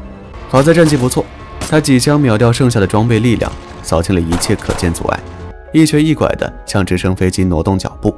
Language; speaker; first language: Chinese; native; Chinese